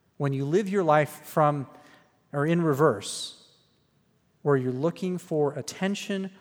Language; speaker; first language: English; native; English